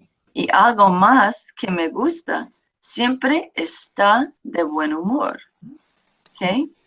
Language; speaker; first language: Spanish; non-native, fluent; English